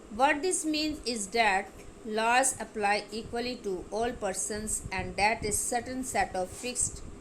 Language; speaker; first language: English; non-native, local second language; Hindi